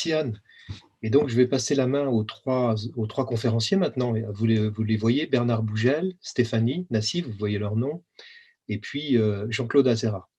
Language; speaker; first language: French; native; French